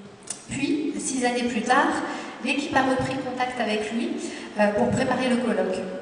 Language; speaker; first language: French; native; French